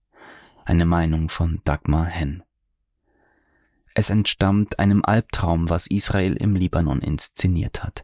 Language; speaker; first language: German; native; German